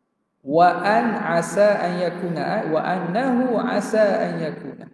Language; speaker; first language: Arabic; non-native, fluent; Malay